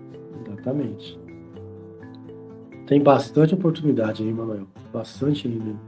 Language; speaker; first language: Portuguese; native; Portuguese